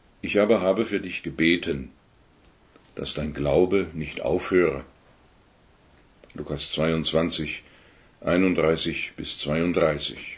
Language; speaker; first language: German; native; German